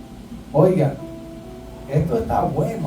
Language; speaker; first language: Spanish; native; Spanish